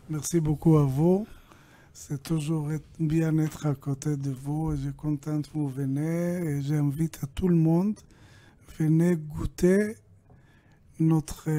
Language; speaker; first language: French; non-native, learner; Hebrew